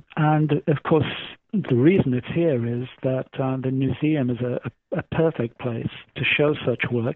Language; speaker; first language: English; native; English